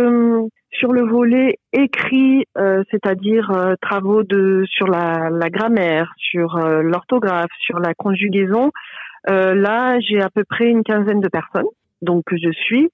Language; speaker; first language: French; native; French